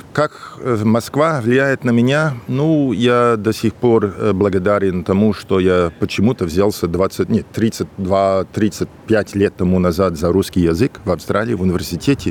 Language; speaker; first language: Russian; non-native, fluent; English